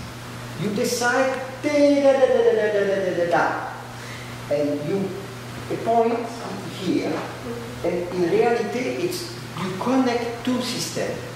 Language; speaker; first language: English; non-native, learner; French